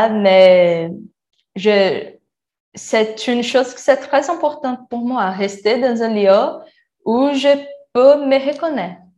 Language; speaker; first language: French; non-native, learner; Portuguese